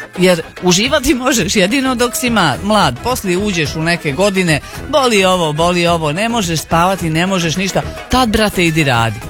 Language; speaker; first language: Serbian; native; Serbian